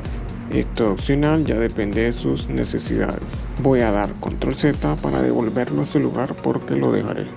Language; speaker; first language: Spanish; native; Spanish